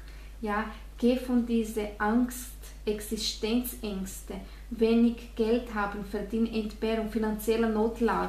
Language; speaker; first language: German; non-native, fluent; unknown